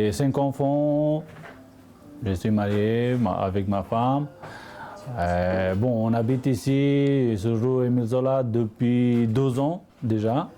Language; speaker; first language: French; non-native, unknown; Romany